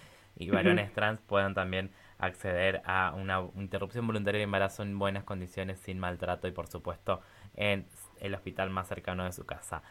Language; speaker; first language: Spanish; native; Spanish